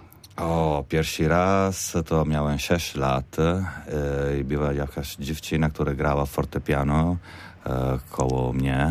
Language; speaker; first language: Polish; non-native, learner; Italian